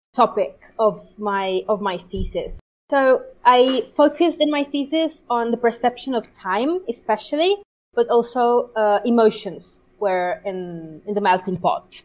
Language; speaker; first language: English; non-native, fluent; Italian